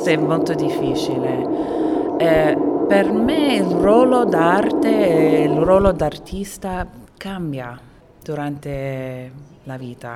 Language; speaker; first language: Italian; non-native, fluent; Arabic